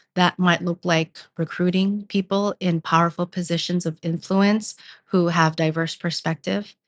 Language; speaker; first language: English; early bilingual, other home language; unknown